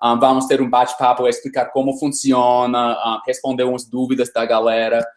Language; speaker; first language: Portuguese; non-native, fluent; English